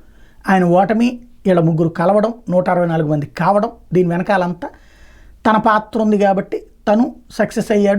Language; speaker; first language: Telugu; native; Telugu